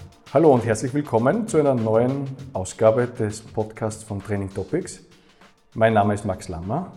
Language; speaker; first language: German; native; German